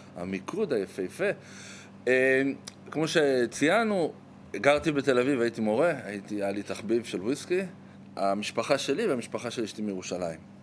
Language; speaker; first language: Hebrew; native; Hebrew